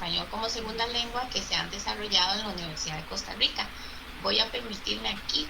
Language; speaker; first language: Spanish; native; Spanish